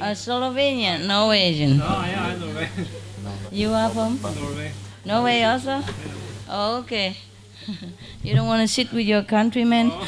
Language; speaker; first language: English; non-native, fluent; Vietnamese